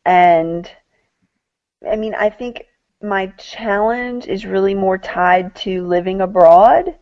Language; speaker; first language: English; native; English